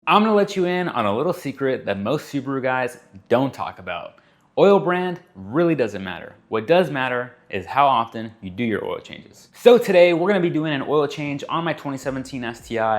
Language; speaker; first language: English; native; English